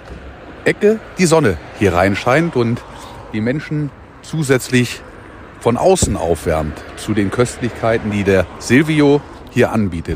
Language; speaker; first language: German; native; German